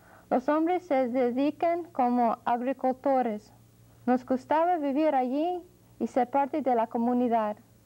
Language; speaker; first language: Spanish; non-native, fluent; English